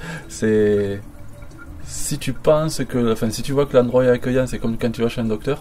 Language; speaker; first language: French; native; French